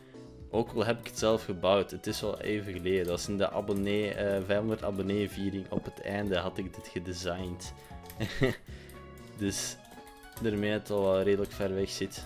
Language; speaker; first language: Dutch; native; Dutch